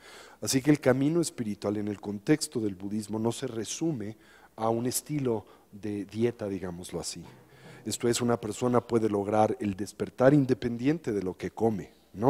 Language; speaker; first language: Spanish; native; Spanish